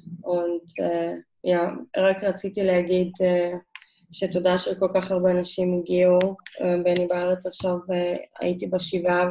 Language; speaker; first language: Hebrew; non-native, fluent; German